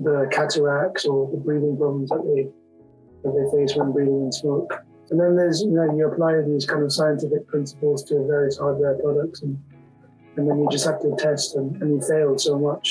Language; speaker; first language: English; native; English